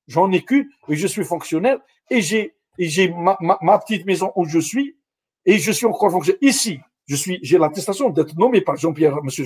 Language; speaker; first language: French; non-native, local second language; Arabic